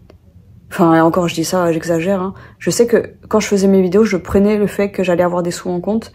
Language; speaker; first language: French; native; French